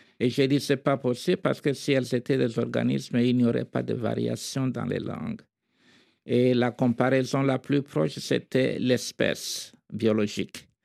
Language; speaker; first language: French; non-native, local second language; Kituba (Democratic Republic of Congo)